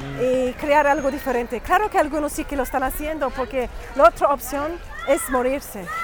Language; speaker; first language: Spanish; non-native, fluent; English